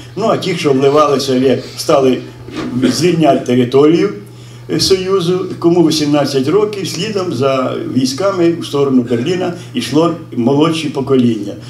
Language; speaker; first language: Ukrainian; native; Ukrainian